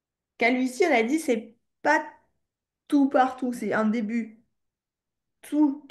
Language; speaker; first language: French; native; French